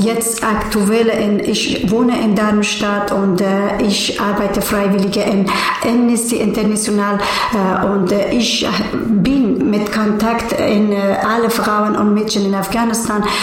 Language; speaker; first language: German; non-native, learner; Persian